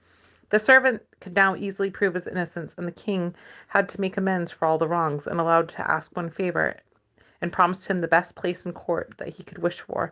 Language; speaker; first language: English; native; English